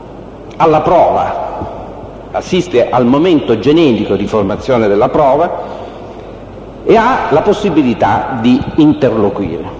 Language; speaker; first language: Italian; native; Italian